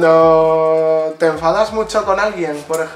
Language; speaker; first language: Spanish; native; Spanish